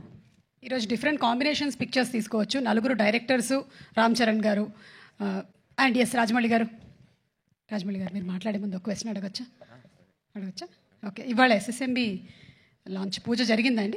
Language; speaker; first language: Telugu; native; Telugu